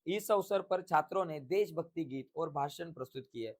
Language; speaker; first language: Hindi; non-native, local second language; Marathi